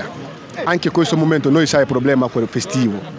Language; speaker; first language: Italian; non-native, learner; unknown